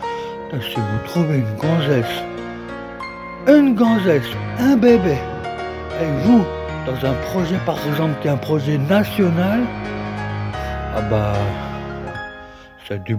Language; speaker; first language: French; native; French